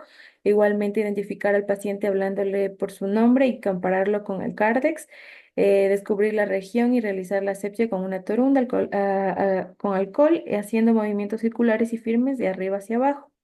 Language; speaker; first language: Spanish; native; Spanish